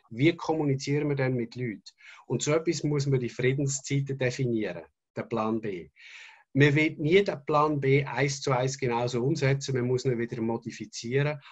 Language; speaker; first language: German; native; German